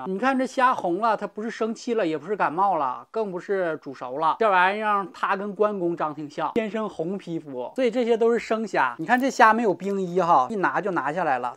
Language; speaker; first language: Chinese; native; Chinese